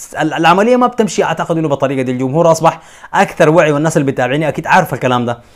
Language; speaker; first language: Arabic; native; Arabic